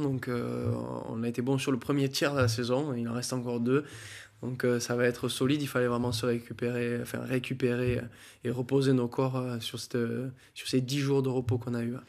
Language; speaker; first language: French; native; French